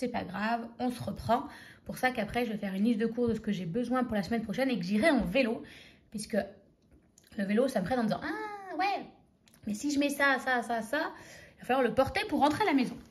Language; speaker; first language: French; native; French